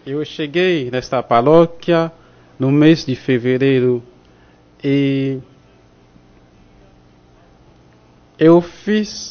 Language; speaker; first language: Portuguese; non-native, fluent; Haitian Creole